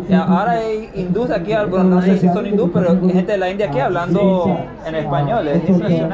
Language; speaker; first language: Spanish; early bilingual, heritage; Spanish